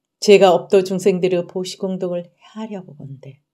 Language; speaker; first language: Korean; native; Korean